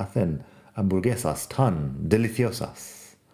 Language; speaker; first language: Spanish; non-native, fluent; English